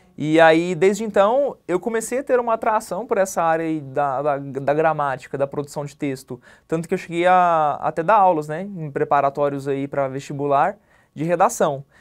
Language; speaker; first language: Portuguese; native; Portuguese